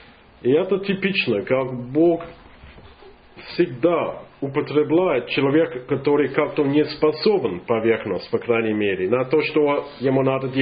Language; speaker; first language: Russian; non-native, fluent; English